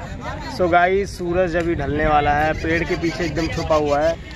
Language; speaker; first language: Hindi; native; Hindi